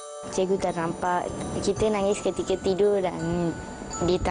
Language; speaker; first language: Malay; non-native, local second language; Tamil